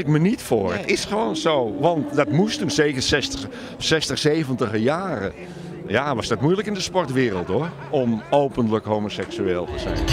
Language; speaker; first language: Dutch; native; Dutch